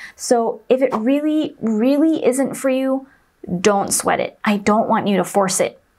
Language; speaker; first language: English; non-native, local second language; Chinese